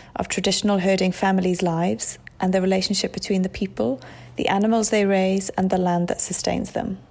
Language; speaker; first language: English; native; English